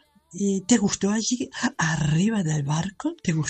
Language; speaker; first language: Spanish; non-native, fluent; German